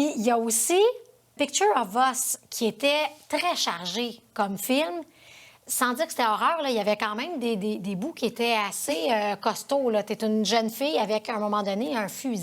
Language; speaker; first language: French; native; French